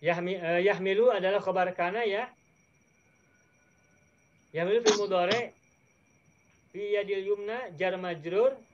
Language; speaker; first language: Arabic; non-native, fluent; Indonesian